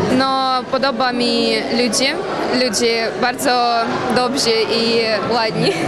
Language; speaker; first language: Polish; non-native, learner; Ukrainian